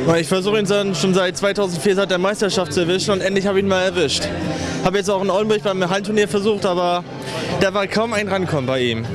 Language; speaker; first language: German; native; German